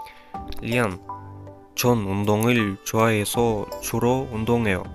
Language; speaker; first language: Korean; non-native, fluent; Kyrgyz